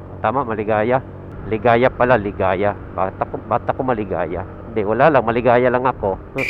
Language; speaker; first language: Filipino; native; Filipino